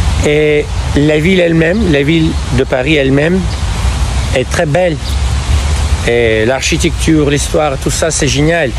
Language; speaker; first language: French; non-native, fluent; Russian